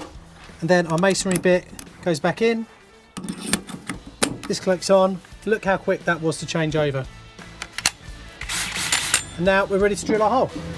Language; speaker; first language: English; native; English